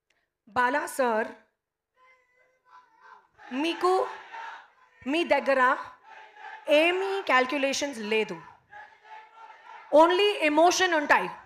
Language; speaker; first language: Telugu; non-native, learner; Hindi